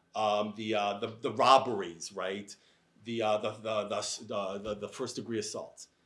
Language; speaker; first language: English; native; English